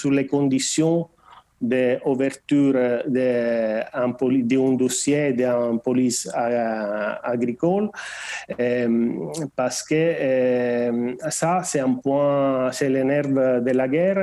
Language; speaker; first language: French; non-native, learner; Portuguese